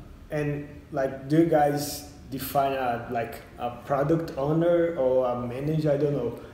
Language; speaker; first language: English; non-native, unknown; Portuguese